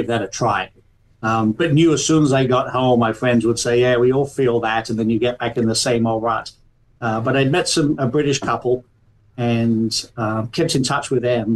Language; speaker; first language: English; native; English